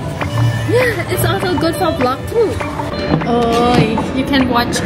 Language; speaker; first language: English; non-native, learner; Khmer